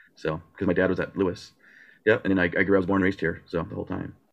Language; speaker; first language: English; early bilingual, other home language; Japanese